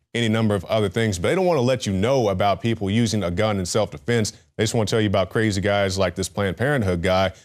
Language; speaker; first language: English; native; English